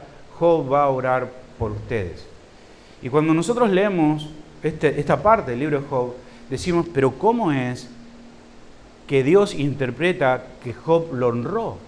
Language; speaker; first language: Spanish; native; Spanish